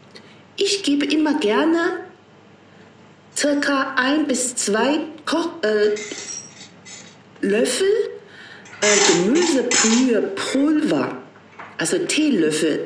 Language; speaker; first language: German; non-native, fluent; Chinese